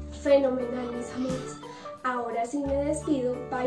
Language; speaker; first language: Spanish; native; Spanish